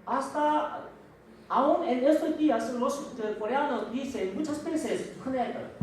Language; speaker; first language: Spanish; non-native, fluent; Korean